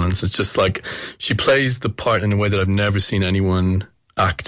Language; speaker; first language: English; native; English